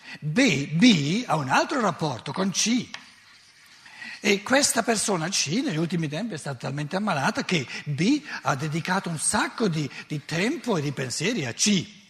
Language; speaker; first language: Italian; native; Italian